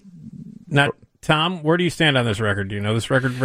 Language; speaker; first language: English; native; English